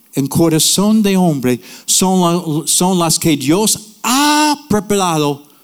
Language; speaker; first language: Spanish; non-native, fluent; English